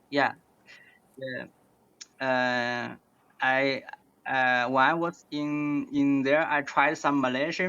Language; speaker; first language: English; non-native, learner; Chinese